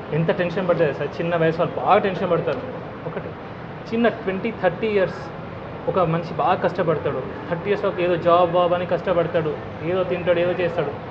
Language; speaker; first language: Telugu; non-native, local second language; Hindi